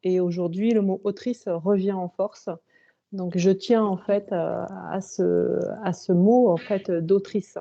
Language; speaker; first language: French; native; French